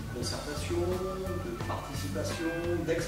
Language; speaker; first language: French; native; French